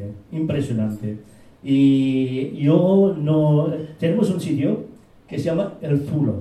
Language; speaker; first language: Spanish; non-native, fluent; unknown